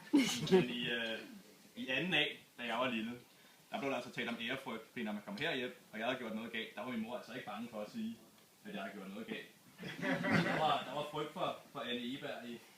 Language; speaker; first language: Danish; native; Danish